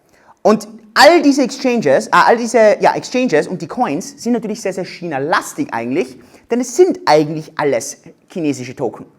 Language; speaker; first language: German; native; German